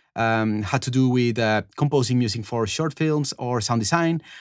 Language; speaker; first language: English; non-native, fluent; Spanish